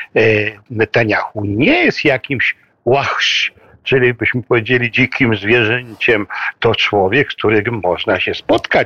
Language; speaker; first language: Polish; native; Polish